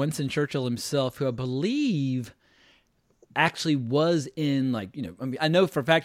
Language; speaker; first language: English; native; English